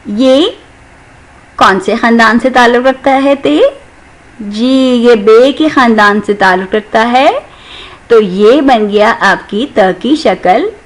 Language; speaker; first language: Urdu; non-native, local second language; Sindhi